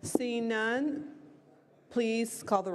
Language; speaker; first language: English; native; English